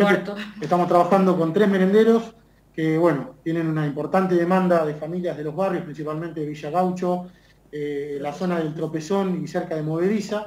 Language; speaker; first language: Spanish; native; Spanish